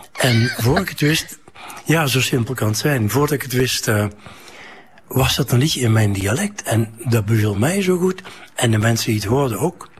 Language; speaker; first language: Dutch; native; Dutch